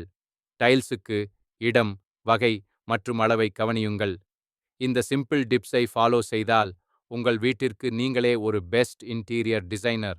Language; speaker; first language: Tamil; native; Tamil